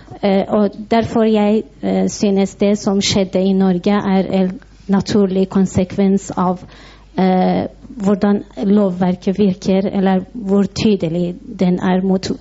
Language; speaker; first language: Norwegian; non-native, fluent; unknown